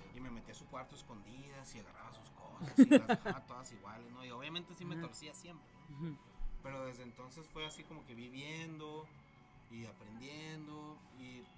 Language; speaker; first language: Spanish; native; Spanish